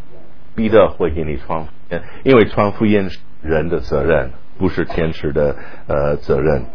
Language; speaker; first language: Chinese; non-native, fluent; English